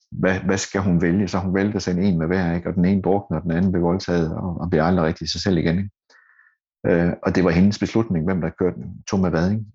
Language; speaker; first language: Danish; native; Danish